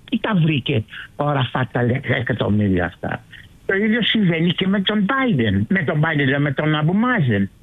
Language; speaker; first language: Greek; early bilingual, heritage; Greek